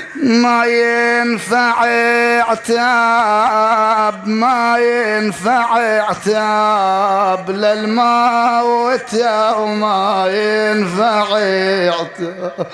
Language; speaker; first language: Arabic; native; Arabic